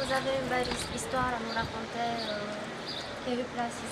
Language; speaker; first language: French; non-native, fluent; English